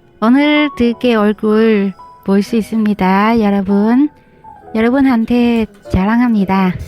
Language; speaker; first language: Korean; non-native, learner; Vietnamese